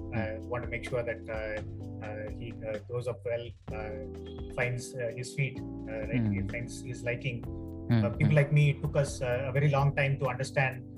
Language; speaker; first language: English; non-native, local second language; Tamil